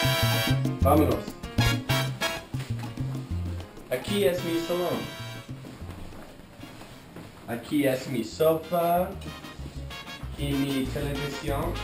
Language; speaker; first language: Spanish; non-native, learner; English